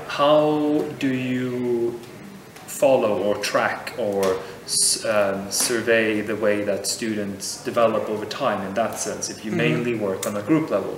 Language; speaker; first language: English; non-native, fluent; Swedish